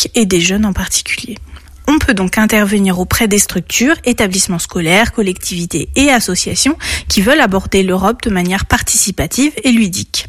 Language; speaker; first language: French; native; French